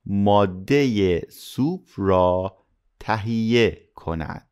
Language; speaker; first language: Persian; native; Persian